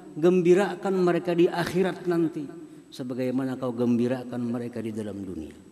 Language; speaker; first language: Indonesian; non-native, local second language; Banjar